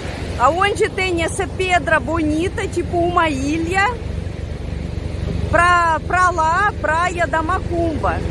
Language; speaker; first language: Portuguese; non-native, learner; Russian